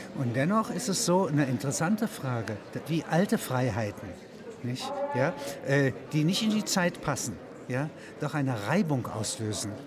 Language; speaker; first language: German; native; German